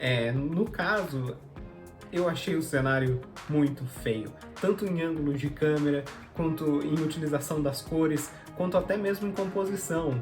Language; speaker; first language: Portuguese; native; Portuguese